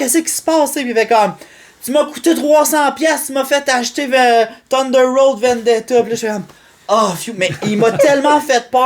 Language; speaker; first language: French; native; French